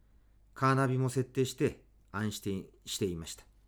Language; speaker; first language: Japanese; native; Japanese